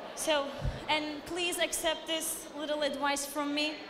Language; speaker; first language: English; non-native, fluent; Turkish